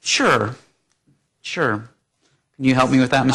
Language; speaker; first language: English; native; English